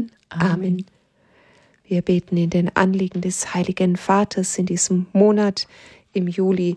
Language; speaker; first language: German; native; German